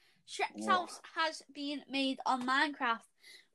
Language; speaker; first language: English; native; English